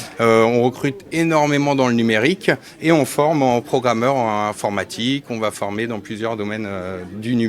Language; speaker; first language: French; native; French